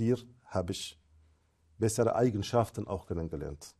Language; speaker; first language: German; non-native, fluent; Arabic